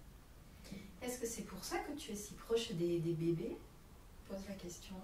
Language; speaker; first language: French; native; French